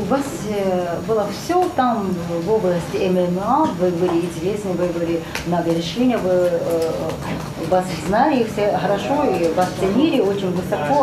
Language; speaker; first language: Russian; non-native, fluent; Japanese